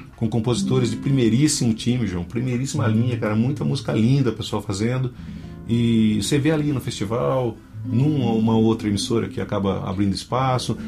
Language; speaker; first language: Portuguese; native; Portuguese